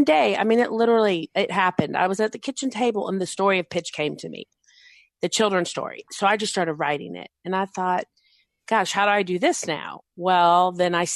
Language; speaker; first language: English; native; English